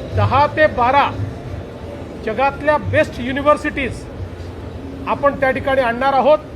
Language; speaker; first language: Marathi; native; Marathi